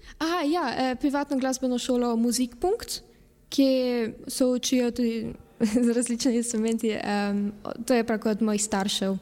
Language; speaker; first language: Slovenian; early bilingual, heritage; Slovenian